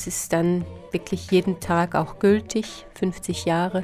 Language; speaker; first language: German; early bilingual, other home language; Slovak